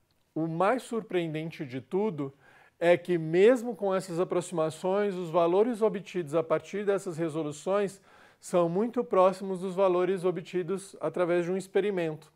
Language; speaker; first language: Portuguese; native; Portuguese